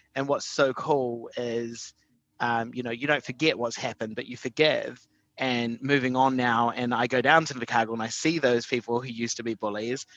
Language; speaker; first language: English; native; English